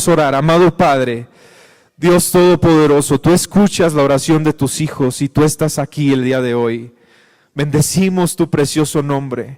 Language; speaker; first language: Spanish; native; Spanish